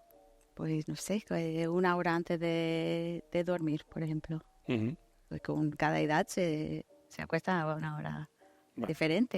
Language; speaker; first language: Spanish; non-native, fluent; English